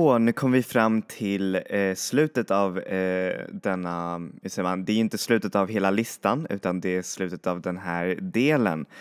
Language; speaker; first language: Swedish; non-native, fluent; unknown